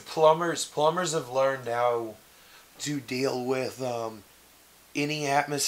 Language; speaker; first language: English; native; English